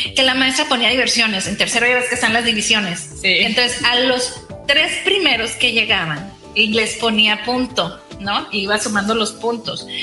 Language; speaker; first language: Spanish; native; Spanish